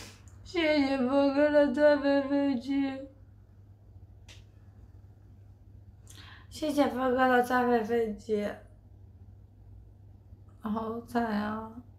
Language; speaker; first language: Chinese; native; Chinese